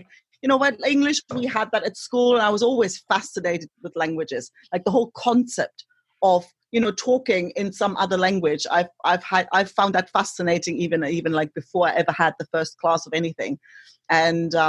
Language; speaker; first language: English; non-native, fluent; German